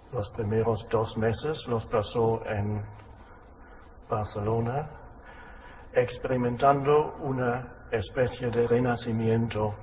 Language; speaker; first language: Spanish; non-native, fluent; German